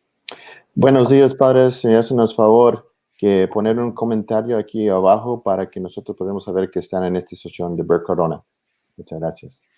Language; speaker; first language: Spanish; early bilingual, heritage; English